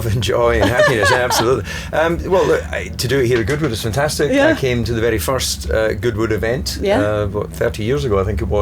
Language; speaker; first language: English; native; English